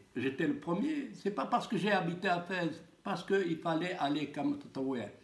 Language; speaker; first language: French; non-native, local second language; Arabic